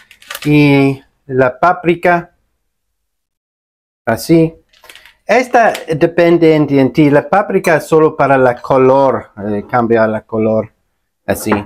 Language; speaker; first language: Spanish; non-native, learner; English